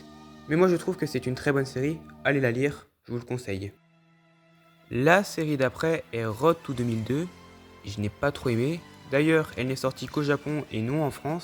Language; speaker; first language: French; native; French